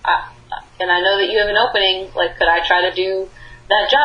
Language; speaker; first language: English; native; English